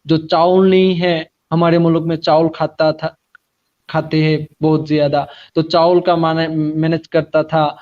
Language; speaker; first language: Hindi; non-native, learner; Bangla